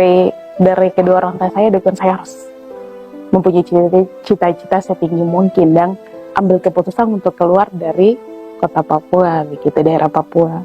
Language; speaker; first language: Indonesian; non-native, local second language; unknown